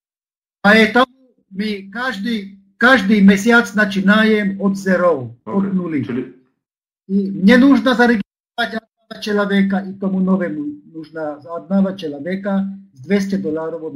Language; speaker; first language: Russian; non-native, learner; Slovak